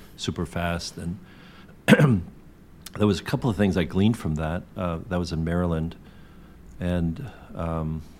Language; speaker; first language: English; early bilingual, other home language; Korean